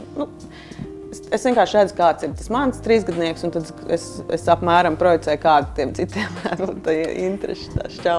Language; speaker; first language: Latvian; native; Latvian